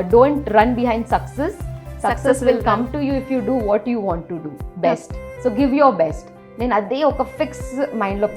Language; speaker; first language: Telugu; non-native, local second language; Gujarati